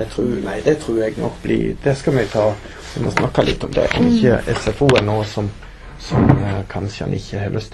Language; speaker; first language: Norwegian; native; Norwegian